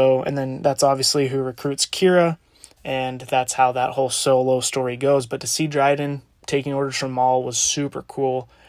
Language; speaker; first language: English; native; English